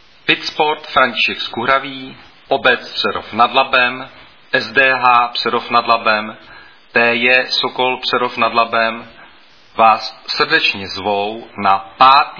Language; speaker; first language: Czech; native; Czech